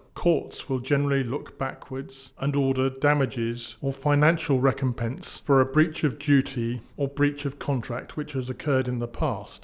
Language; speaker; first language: English; native; English